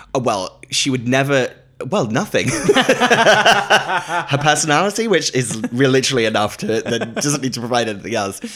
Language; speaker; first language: English; native; English